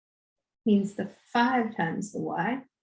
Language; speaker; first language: English; native; English